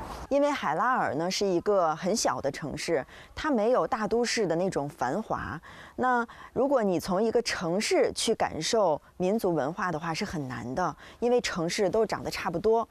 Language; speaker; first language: Chinese; native; Chinese